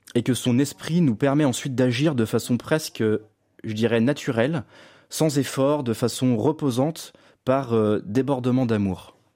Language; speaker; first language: French; native; French